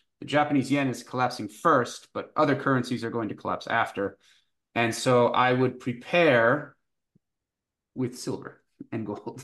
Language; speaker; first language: English; native; English